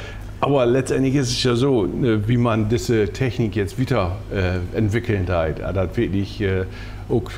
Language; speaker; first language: German; native; German